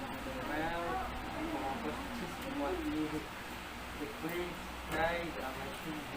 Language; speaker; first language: English; non-native, learner; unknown